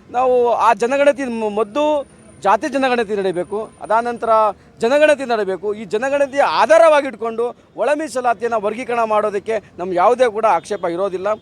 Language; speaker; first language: Kannada; non-native, local second language; Lambadi